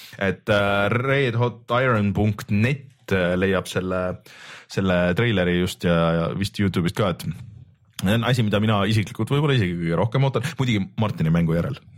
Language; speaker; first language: Estonian; native; Estonian